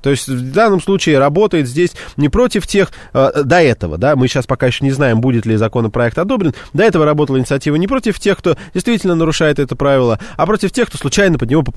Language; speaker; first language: Russian; native; Russian